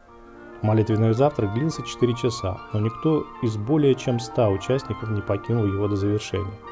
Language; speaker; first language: Russian; native; Russian